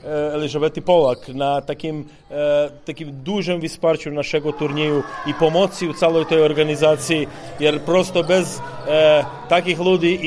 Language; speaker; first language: Polish; non-native, learner; Serbian